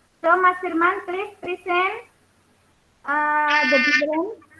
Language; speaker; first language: English; non-native, learner; Indonesian